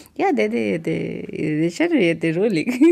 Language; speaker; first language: Swedish; non-native, learner; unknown